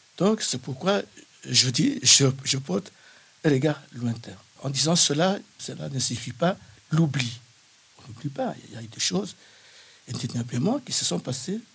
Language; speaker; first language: French; non-native, local second language; Kongo